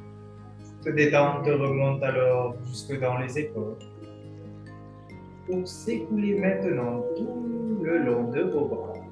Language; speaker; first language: French; native; French